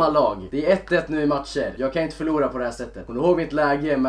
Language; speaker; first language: Swedish; native; Swedish